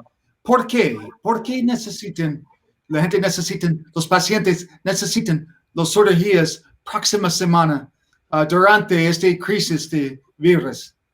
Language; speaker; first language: Spanish; non-native, learner; English